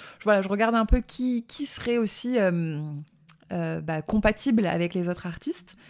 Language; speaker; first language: French; native; French